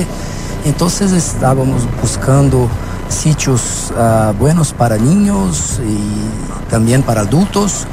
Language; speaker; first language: Spanish; non-native, learner; Portuguese